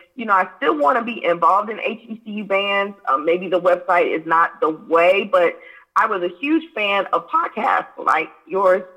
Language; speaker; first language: English; native; English